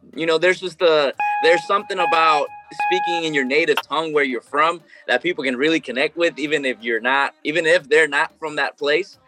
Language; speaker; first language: English; early bilingual, other home language; Spanish